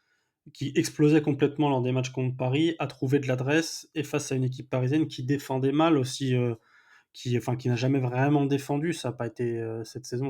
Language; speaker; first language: French; native; French